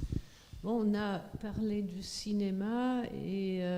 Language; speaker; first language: French; non-native, fluent; Swiss German